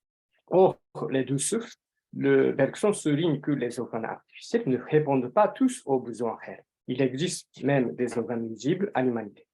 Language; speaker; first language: French; non-native, fluent; Japanese